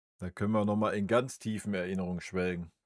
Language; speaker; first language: German; native; German